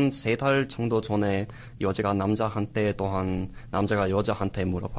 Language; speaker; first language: Korean; non-native, learner; English